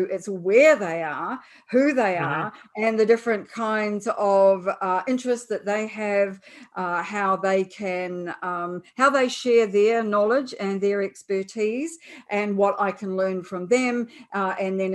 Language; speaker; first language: English; native; English